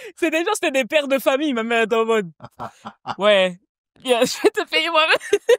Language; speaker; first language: French; native; French